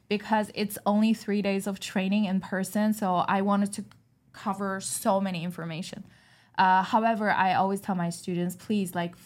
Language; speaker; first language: English; non-native, fluent; Chinese